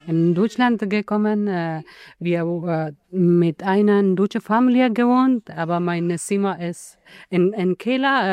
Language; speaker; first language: German; non-native, learner; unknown